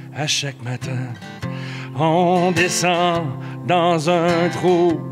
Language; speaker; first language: French; native; French